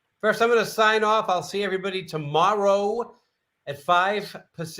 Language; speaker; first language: English; native; English